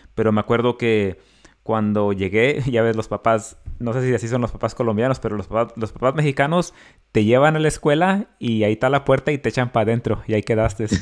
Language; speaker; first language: Spanish; early bilingual, other home language; English